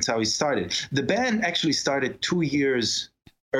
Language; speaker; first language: English; non-native, fluent; Italian